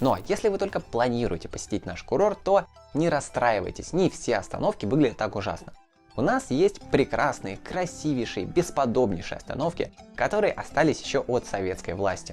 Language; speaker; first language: Russian; native; Russian